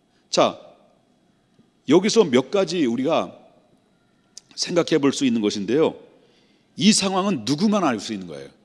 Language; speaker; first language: Korean; native; Korean